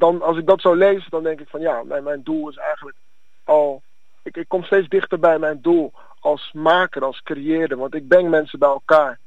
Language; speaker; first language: Dutch; early bilingual, other home language; Akan